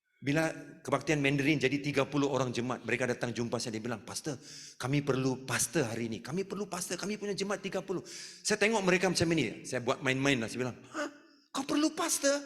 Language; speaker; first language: Malay; non-native, local second language; Tamil